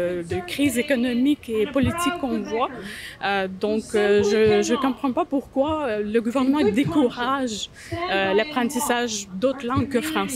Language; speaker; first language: French; native; French